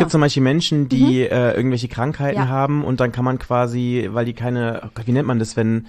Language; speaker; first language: German; native; German